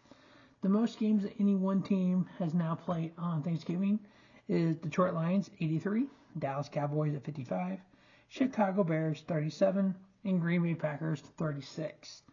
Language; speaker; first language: English; native; English